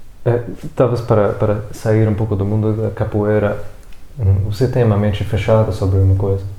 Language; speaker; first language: Portuguese; non-native, fluent; English